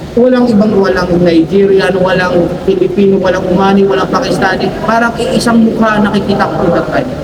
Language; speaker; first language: Filipino; native; Filipino